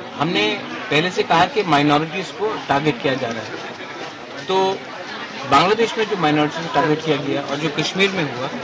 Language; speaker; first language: Hindi; non-native, local second language; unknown